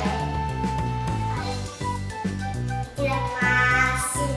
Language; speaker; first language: Japanese; early bilingual, heritage; Japanese